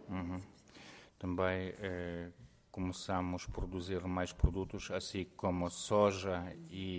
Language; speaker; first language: Portuguese; non-native, fluent; Ukrainian